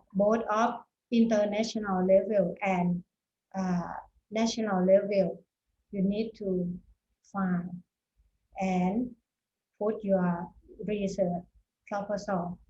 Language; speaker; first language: English; non-native, fluent; Thai